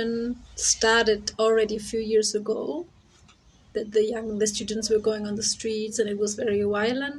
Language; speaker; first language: English; non-native, fluent; German